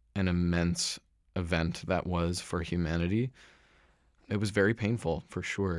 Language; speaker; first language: English; native; English